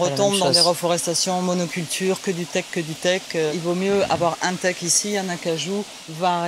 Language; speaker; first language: French; native; French